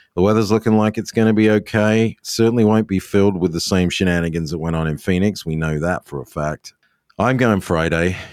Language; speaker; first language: English; native; English